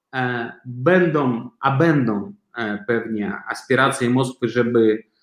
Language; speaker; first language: Polish; non-native, fluent; Belarusian